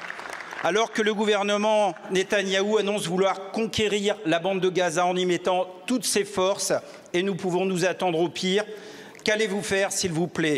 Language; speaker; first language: French; native; French